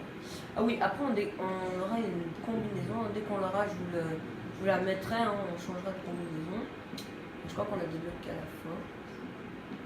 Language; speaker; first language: French; native; French